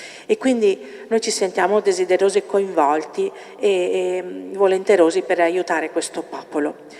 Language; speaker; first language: Italian; native; Italian